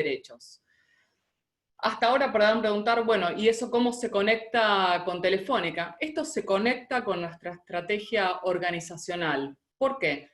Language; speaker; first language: Spanish; native; Spanish